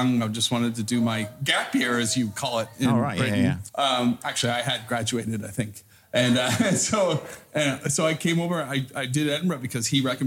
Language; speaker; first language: English; native; English